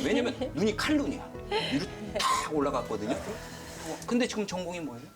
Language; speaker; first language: Korean; native; Korean